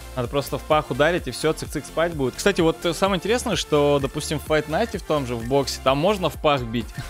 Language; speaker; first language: Russian; native; Russian